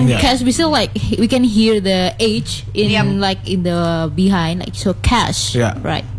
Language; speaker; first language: English; non-native, learner; Indonesian